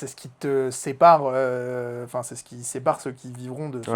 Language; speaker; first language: French; native; French